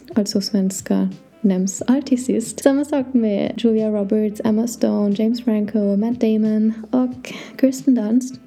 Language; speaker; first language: Swedish; non-native, learner; English